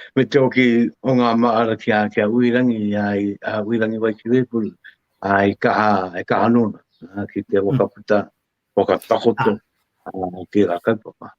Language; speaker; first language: Māori; native; Māori